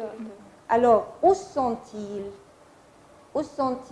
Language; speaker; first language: French; non-native, fluent; Arabic